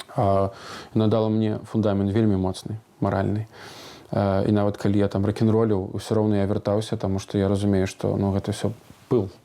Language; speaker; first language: Belarusian; non-native, local second language; Russian